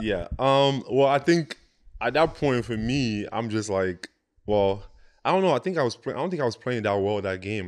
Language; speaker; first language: English; non-native, local second language; French